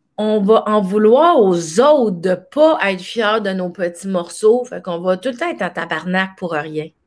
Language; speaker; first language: French; native; French